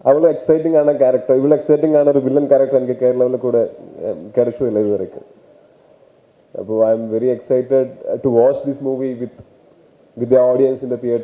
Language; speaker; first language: Tamil; non-native, learner; Malayalam